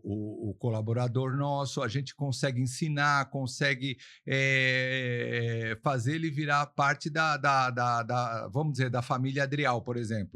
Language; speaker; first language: Portuguese; native; Portuguese